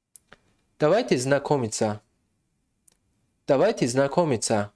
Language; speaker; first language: Russian; non-native, fluent; Tajik